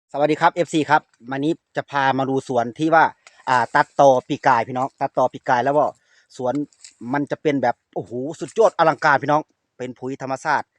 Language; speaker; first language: Thai; non-native, local second language; Lao